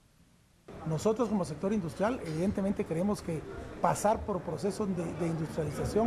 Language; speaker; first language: Spanish; native; Spanish